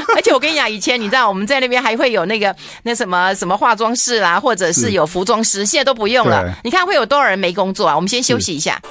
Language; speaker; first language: Chinese; native; Chinese